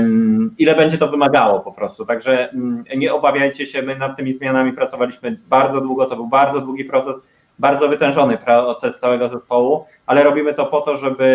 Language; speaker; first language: Polish; native; Polish